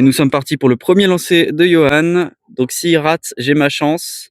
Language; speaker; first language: French; native; French